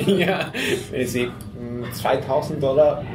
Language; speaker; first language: German; non-native, fluent; English